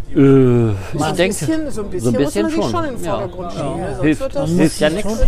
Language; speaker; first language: German; native; German